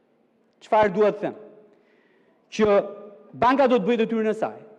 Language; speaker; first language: Albanian; native; Albanian